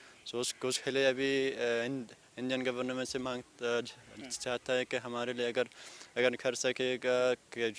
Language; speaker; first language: Hindi; non-native, learner; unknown